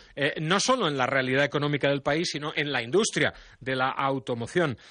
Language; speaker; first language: Spanish; non-native, local second language; Catalan